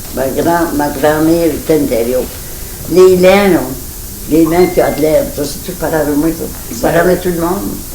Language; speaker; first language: French; native; French